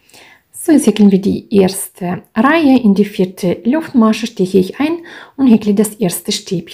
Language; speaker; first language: German; non-native, fluent; Russian